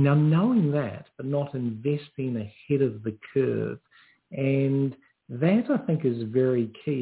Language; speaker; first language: English; native; English